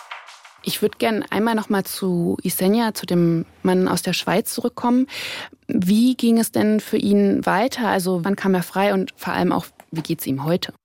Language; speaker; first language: German; native; German